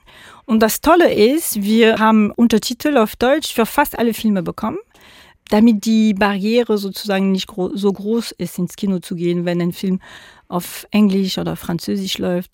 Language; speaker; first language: German; non-native, fluent; French